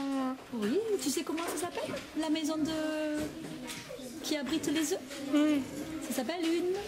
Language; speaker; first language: French; native; French